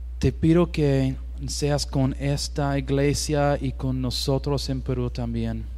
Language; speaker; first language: Spanish; non-native, learner; English